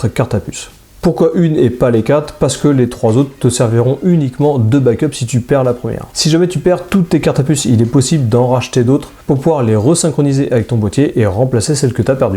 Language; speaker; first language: French; native; French